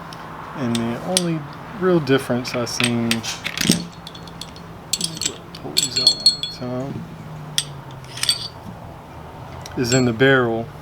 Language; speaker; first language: English; native; English